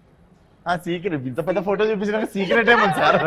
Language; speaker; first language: Telugu; native; Telugu